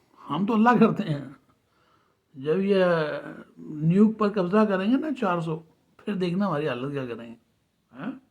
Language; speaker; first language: Urdu; native; Urdu